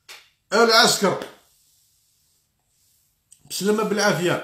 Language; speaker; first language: Arabic; native; Arabic